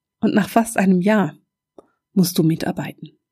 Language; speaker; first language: German; native; German